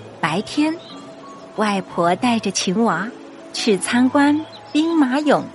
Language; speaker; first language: Chinese; native; Chinese